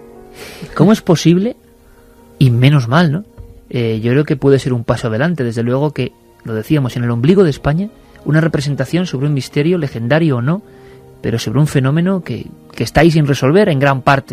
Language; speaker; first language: Spanish; native; Spanish